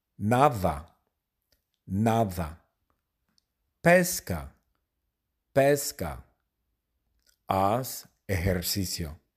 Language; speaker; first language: Spanish; non-native, fluent; English